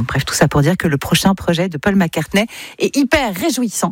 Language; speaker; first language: French; native; French